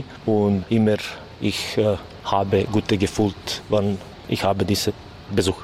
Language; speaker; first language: German; non-native, learner; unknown